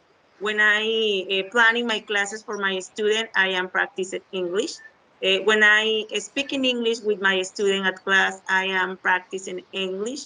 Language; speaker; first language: English; non-native, learner; Spanish